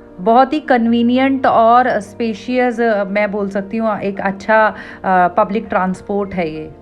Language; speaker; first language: Hindi; native; Hindi